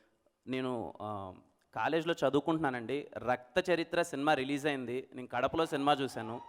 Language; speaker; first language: Telugu; native; Telugu